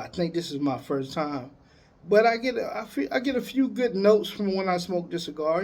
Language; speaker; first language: English; native; English